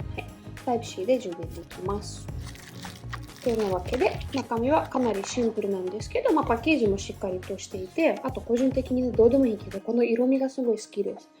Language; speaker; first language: Japanese; non-native, fluent; Russian